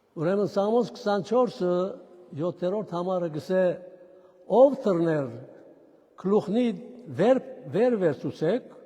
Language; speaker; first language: Armenian; native; Armenian